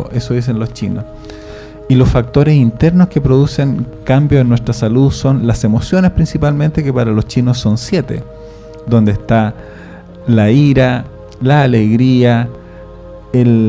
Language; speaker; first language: Spanish; native; Spanish